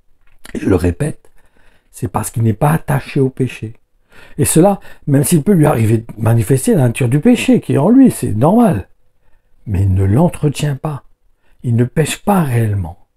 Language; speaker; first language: French; native; French